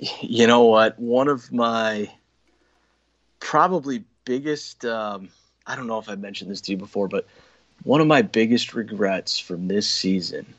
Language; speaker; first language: English; native; English